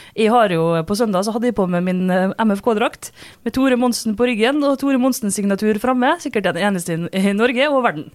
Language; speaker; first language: Norwegian; native; Norwegian